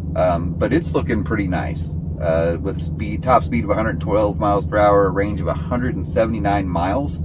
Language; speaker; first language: English; native; English